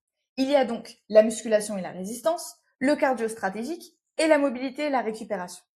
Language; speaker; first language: French; native; French